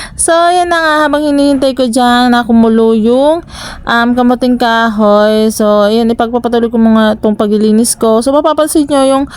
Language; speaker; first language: Filipino; non-native, local second language; Bikol